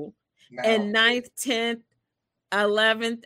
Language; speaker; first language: English; native; English